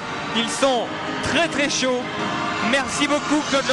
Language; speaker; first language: French; native; French